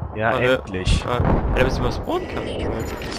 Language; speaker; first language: German; native; German